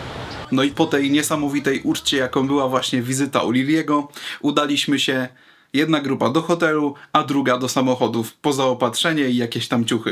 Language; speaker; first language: Polish; native; Polish